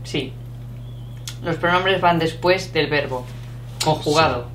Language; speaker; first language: Spanish; native; Spanish